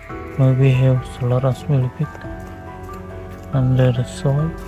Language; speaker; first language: English; non-native, learner; Khmer